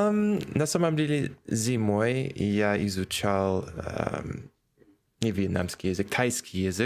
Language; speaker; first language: Russian; non-native, learner; English